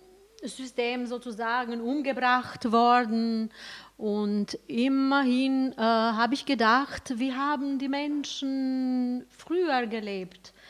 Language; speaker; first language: German; non-native, fluent; Albanian